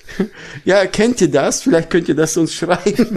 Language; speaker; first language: German; early bilingual, other home language; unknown